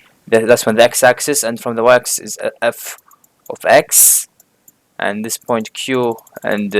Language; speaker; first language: English; non-native, fluent; Arabic